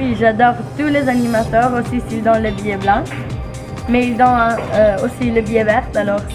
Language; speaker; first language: French; non-native, learner; English